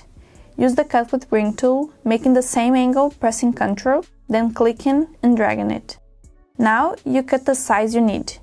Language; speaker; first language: English; non-native, fluent; Portuguese